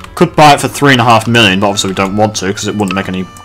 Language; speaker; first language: English; native; English